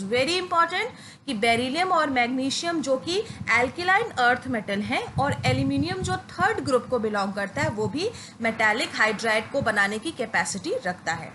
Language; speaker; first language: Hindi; native; Hindi